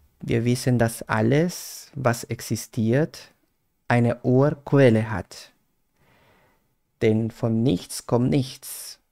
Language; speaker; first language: German; non-native, fluent; Spanish